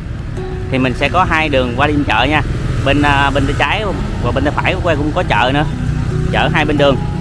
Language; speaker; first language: Vietnamese; native; Vietnamese